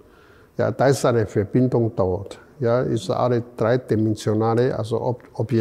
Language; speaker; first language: German; non-native, fluent; Chinese